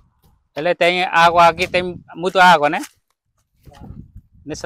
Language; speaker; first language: Portuguese; non-native, learner; Vietnamese